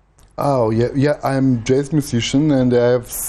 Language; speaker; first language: English; non-native, learner; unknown